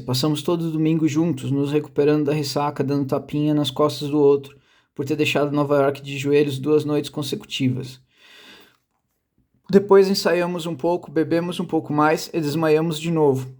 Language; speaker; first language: Portuguese; native; Portuguese